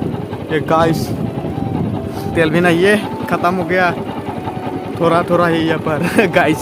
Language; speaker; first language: Hindi; non-native, local second language; Bodo